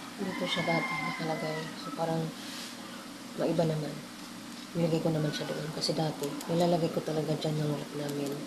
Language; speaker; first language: Filipino; non-native, local second language; Cebuano